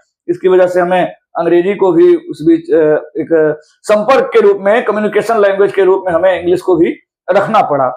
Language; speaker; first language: Hindi; native; Hindi